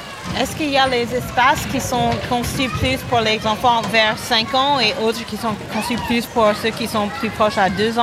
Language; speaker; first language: French; non-native, fluent; English